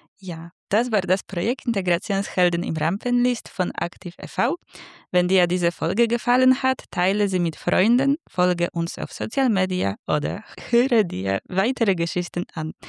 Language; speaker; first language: German; native; German